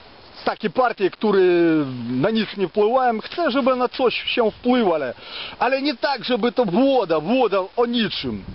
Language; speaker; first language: Polish; non-native, fluent; Ukrainian